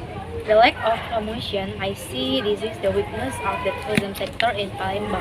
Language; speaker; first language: English; non-native, learner; Indonesian